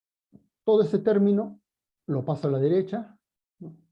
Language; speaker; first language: Spanish; native; Spanish